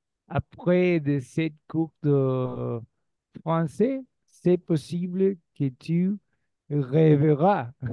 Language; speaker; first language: French; non-native, learner; Spanish